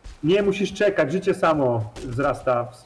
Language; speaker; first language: Polish; native; Polish